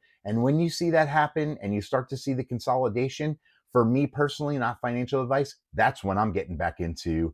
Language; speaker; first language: English; native; English